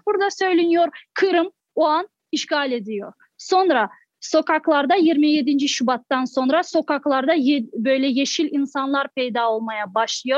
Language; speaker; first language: Turkish; non-native, fluent; Crimean Tatar